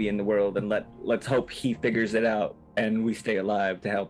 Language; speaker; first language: English; native; English